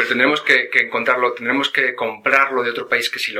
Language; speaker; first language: Spanish; native; Spanish